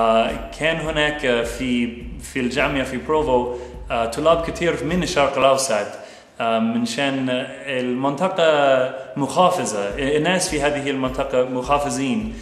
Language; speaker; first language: Arabic; non-native, fluent; English